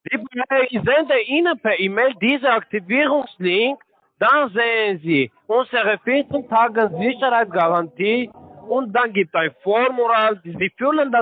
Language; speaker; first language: German; non-native, learner; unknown